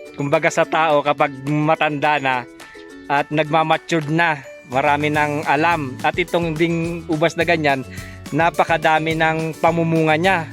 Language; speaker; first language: Filipino; non-native, local second language; Pampanga